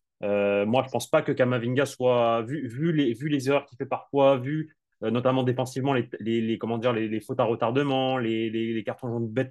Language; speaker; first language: French; native; French